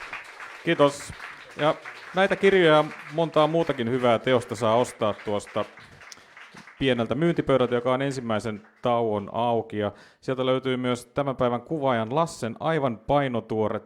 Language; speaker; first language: Finnish; native; Finnish